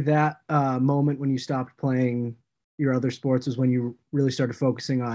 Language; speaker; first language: English; native; English